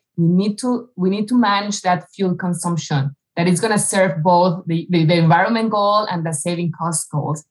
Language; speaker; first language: English; non-native, fluent; Spanish